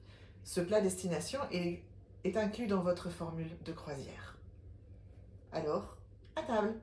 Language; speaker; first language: French; native; French